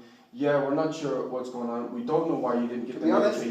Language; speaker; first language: English; native; English